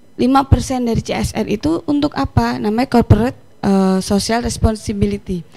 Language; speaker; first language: Indonesian; native; Indonesian